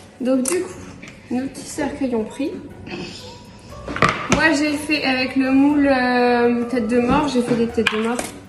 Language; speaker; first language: French; native; French